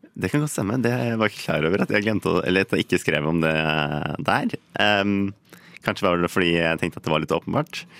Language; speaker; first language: Norwegian; native; Norwegian